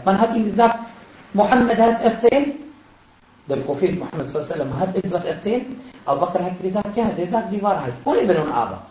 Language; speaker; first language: German; non-native, fluent; Arabic